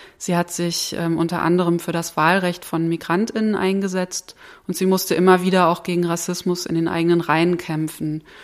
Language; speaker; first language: German; native; German